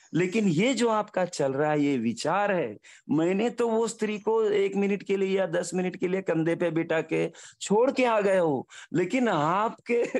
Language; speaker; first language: Hindi; non-native, local second language; Marathi